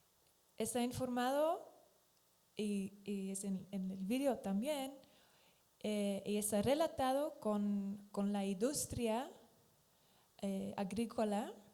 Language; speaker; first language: Spanish; non-native, fluent; Dutch